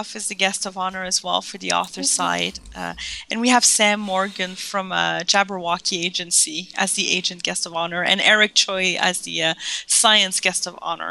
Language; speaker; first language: English; non-native, fluent; French